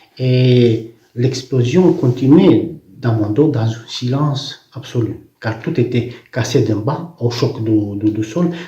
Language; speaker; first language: French; non-native, fluent; Romanian